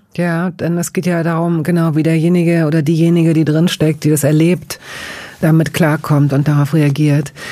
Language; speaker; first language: German; native; German